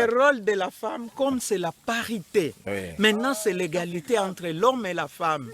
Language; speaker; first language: French; non-native, local second language; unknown